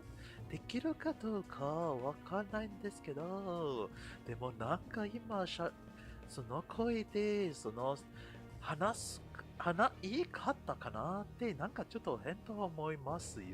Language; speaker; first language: Japanese; non-native, fluent; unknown